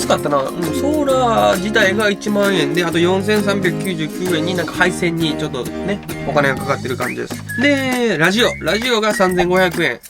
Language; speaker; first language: Japanese; native; Japanese